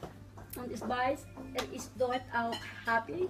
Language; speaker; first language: German; non-native, learner; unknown